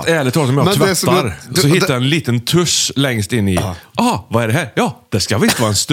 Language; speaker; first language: Swedish; native; Swedish